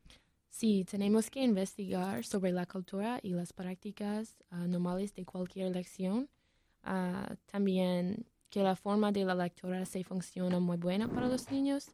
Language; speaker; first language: Spanish; non-native, learner; English